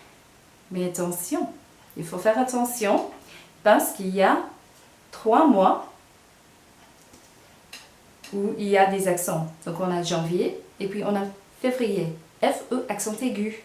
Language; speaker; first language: French; non-native, fluent; English